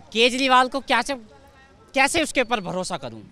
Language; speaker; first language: Hindi; native; Hindi